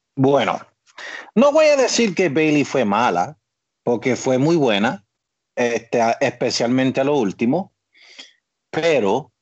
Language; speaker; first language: Spanish; native; Spanish